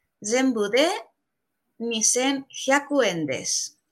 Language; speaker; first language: Japanese; non-native, fluent; Spanish